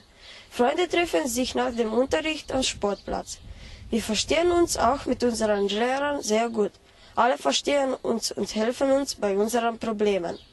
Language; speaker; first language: German; non-native, learner; Slovenian